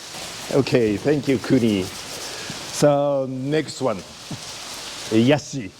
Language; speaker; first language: English; non-native, learner; Japanese